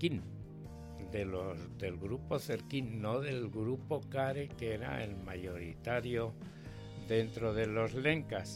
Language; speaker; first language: Spanish; native; Spanish